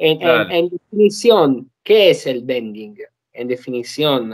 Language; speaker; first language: Spanish; non-native, learner; Italian